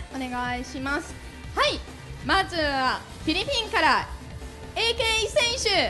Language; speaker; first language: Japanese; non-native, learner; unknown